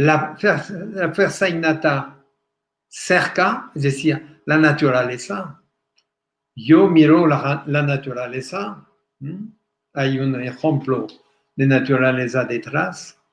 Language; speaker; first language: Spanish; non-native, fluent; French